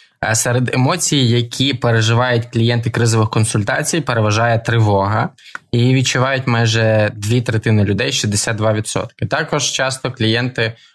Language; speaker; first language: Ukrainian; non-native, local second language; Russian